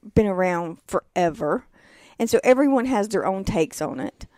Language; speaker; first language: English; native; English